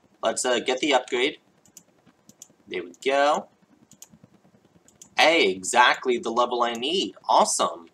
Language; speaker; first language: English; native; English